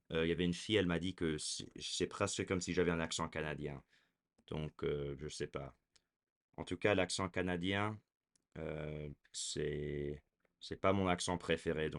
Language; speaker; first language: French; early bilingual, heritage; French